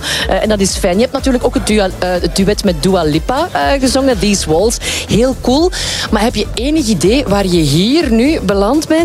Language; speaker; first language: Dutch; native; Dutch